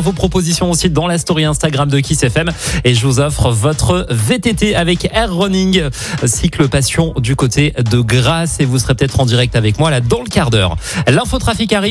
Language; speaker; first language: French; native; French